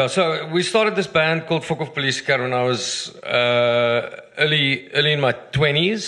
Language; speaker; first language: English; non-native, local second language; Afrikaans